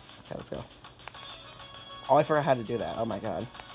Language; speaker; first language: English; native; English